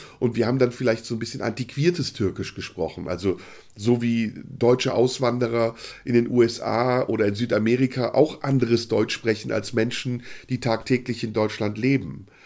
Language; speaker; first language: German; early bilingual, other home language; Turkish